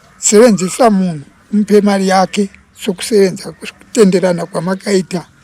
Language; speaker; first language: Shona; non-native, local second language; Venda